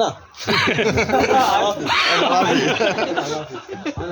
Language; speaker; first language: Arabic; non-native, learner; Urdu